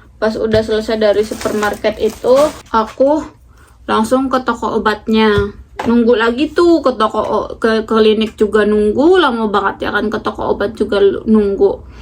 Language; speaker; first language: Indonesian; native; Indonesian